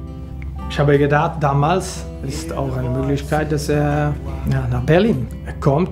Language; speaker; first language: German; non-native, fluent; French